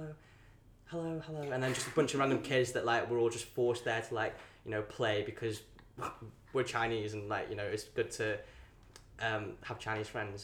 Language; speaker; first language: English; non-native, local second language; Cantonese